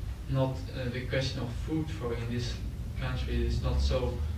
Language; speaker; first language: English; non-native, learner; French